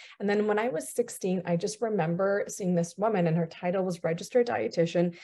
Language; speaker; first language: English; early bilingual, other home language; Punjabi